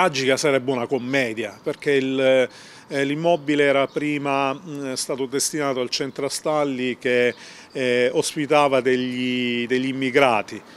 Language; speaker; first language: Italian; native; Italian